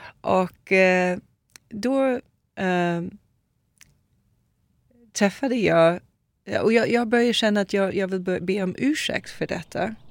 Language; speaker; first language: Swedish; non-native, fluent; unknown